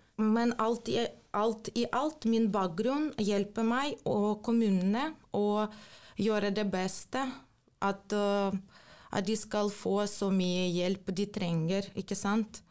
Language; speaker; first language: Norwegian; non-native, fluent; Ukrainian